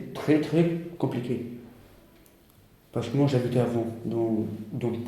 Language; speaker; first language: French; non-native, learner; Romanian